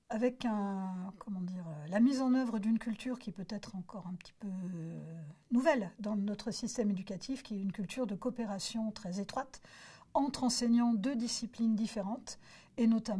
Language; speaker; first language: French; native; French